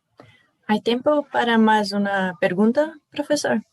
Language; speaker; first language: Spanish; non-native, fluent; Portuguese